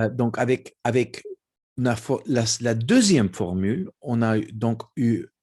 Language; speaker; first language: French; non-native, fluent; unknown